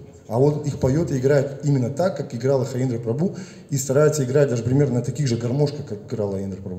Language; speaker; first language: Russian; native; Russian